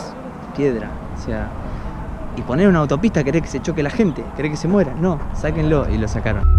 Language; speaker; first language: Spanish; native; Spanish